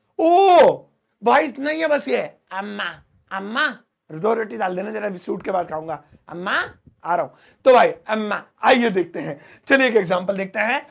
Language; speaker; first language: Hindi; native; Hindi